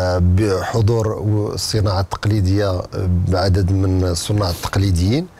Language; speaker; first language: Arabic; native; Arabic